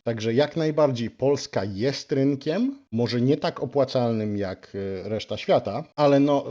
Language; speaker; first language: Polish; native; Polish